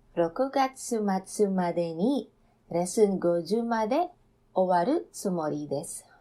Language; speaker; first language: Japanese; non-native, fluent; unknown